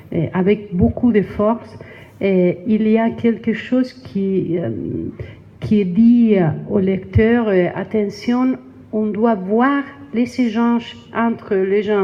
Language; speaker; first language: French; non-native, learner; Spanish